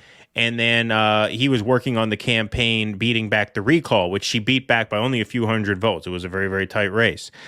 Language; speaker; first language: English; native; English